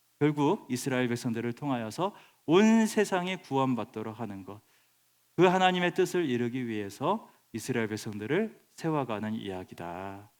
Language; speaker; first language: Korean; native; Korean